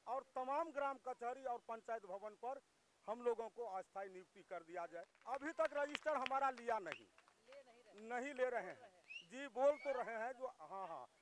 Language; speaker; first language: Hindi; native; Hindi